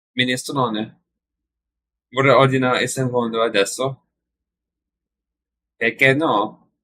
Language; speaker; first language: Italian; non-native, learner; English